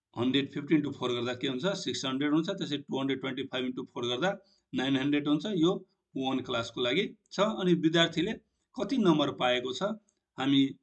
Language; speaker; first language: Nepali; non-native, local second language; Maithili